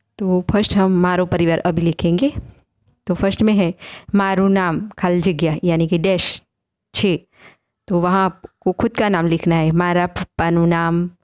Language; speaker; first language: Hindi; non-native, local second language; Gujarati